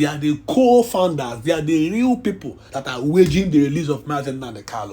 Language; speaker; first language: English; non-native, local second language; Igbo